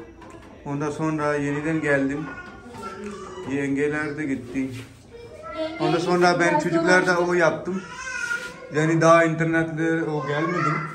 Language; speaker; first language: Turkish; non-native, learner; Urdu